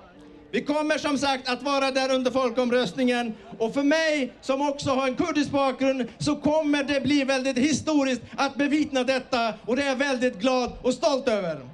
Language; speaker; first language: Swedish; early bilingual, other home language; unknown